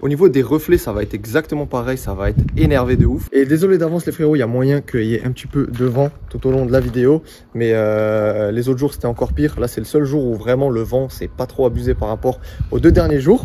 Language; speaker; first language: French; native; French